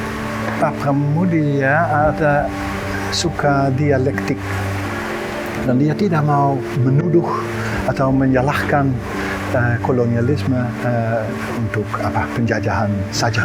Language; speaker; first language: Indonesian; non-native, fluent; Dutch